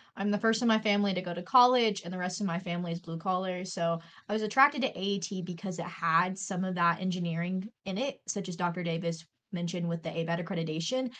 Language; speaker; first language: English; native; English